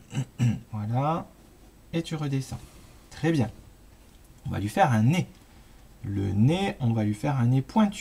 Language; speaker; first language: French; native; French